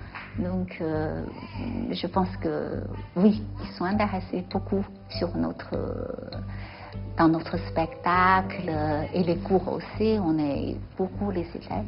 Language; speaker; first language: French; non-native, fluent; Chinese